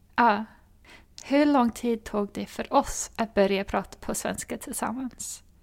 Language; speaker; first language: Swedish; non-native, fluent; English